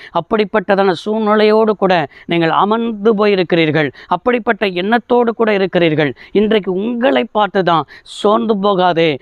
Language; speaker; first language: Tamil; native; Tamil